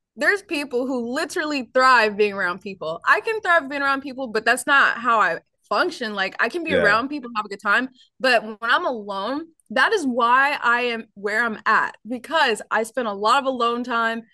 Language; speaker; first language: English; native; English